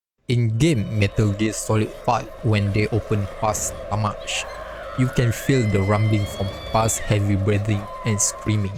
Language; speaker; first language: English; non-native, fluent; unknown